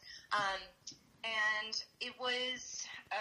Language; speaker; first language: English; native; English